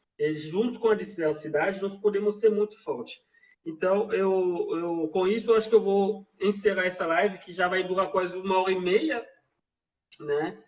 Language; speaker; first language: Portuguese; non-native, fluent; Lingala